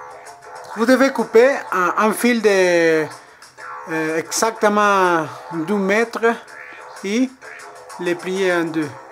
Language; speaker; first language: French; non-native, learner; Spanish